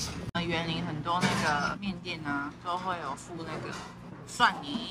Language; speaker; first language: Chinese; native; Chinese